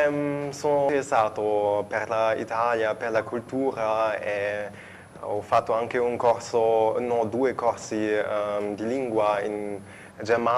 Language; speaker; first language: Italian; non-native, fluent; German